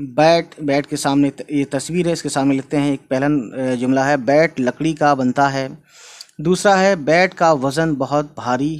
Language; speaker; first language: Hindi; native; Hindi